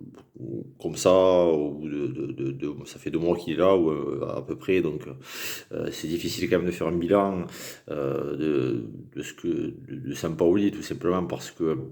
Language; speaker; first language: French; native; French